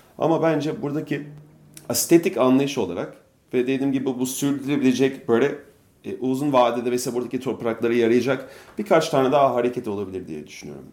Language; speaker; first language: Turkish; non-native, fluent; English